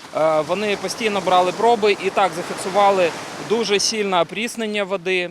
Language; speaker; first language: Ukrainian; native; Ukrainian